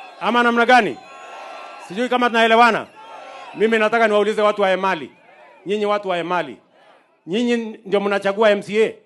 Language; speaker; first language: Swahili; non-native, local second language; Kalenjin